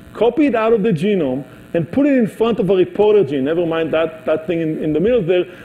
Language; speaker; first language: English; non-native, fluent; Hebrew